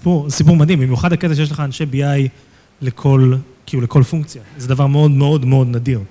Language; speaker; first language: Hebrew; native; Hebrew